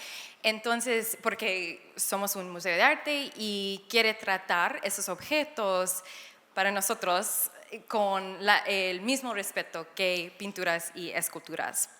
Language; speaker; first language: Spanish; non-native, fluent; English